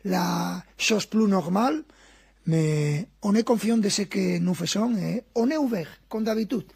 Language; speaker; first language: French; non-native, fluent; Spanish